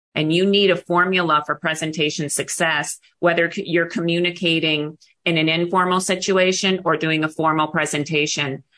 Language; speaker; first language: English; native; English